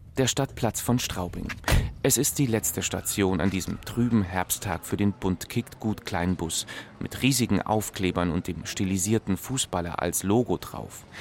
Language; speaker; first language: German; native; German